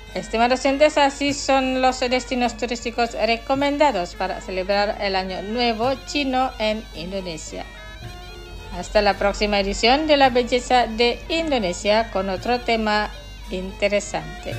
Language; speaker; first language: Spanish; non-native, fluent; Indonesian